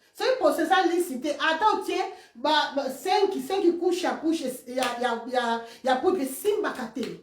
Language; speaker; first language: French; non-native, local second language; Lingala